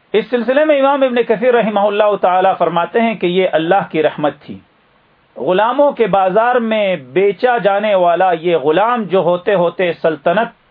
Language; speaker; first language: Urdu; native; Urdu